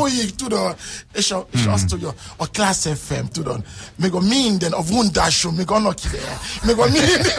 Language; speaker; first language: Hungarian; non-native, learner; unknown